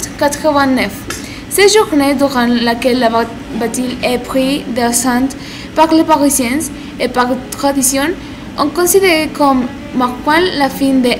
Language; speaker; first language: French; non-native, learner; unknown